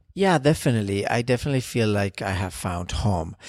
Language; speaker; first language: English; non-native, fluent; Spanish